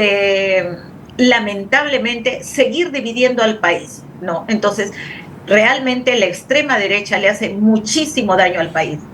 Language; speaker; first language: Spanish; native; Spanish